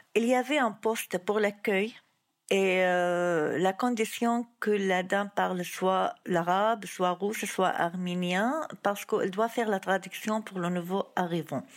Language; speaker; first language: French; non-native, fluent; Arabic